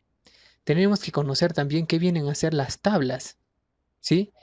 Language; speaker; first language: Spanish; native; Spanish